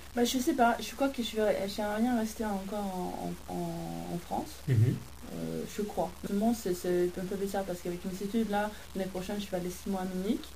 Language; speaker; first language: French; non-native, fluent; Swedish